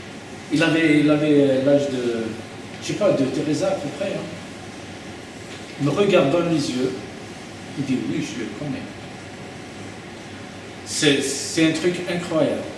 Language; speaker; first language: French; native; French